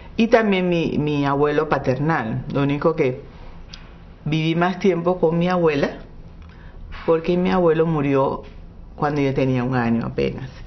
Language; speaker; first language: Spanish; non-native, local second language; English